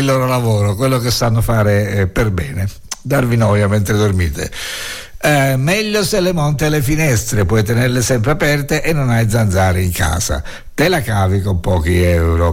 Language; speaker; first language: Italian; native; Italian